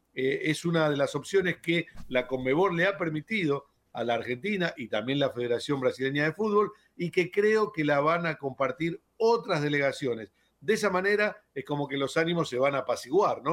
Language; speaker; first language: Spanish; native; Spanish